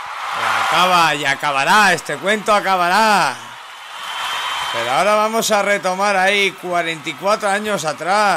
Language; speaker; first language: Spanish; native; Spanish